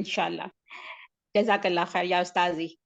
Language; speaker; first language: Arabic; non-native, learner; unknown